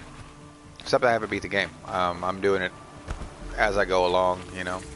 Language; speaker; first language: English; native; English